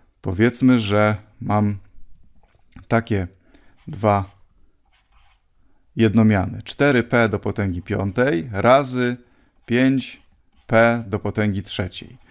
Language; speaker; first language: Polish; native; Polish